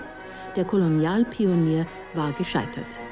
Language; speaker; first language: German; native; German